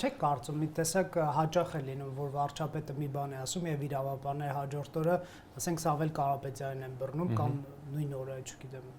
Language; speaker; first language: Armenian; native; Armenian